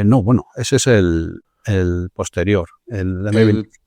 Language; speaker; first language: Spanish; native; Spanish